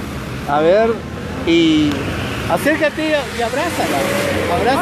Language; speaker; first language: Spanish; native; Spanish